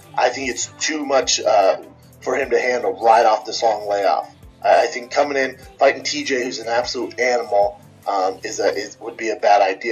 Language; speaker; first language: English; native; English